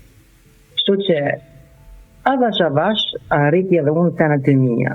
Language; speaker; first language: Albanian; non-native, learner; German